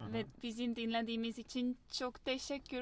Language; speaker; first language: Turkish; non-native, fluent; Estonian